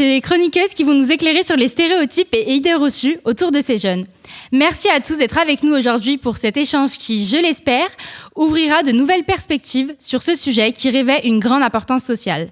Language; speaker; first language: French; native; French